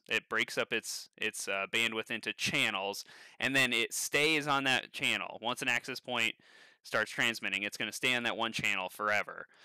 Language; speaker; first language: English; native; English